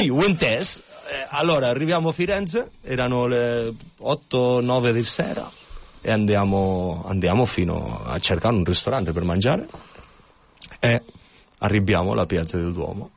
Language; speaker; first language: Italian; non-native, fluent; Catalan